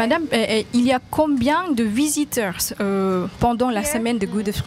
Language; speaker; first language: French; non-native, fluent; Indonesian